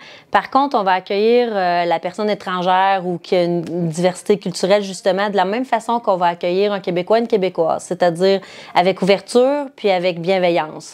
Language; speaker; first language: French; native; French